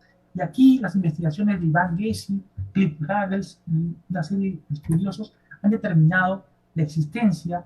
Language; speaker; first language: Spanish; native; Spanish